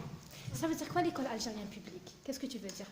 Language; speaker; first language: French; non-native, local second language; Arabic